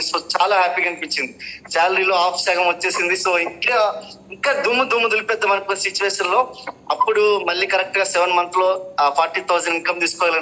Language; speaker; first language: Telugu; native; Telugu